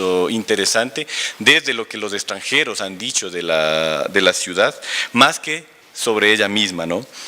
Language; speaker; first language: Spanish; native; Spanish